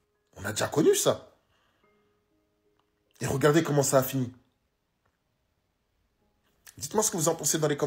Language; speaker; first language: French; native; French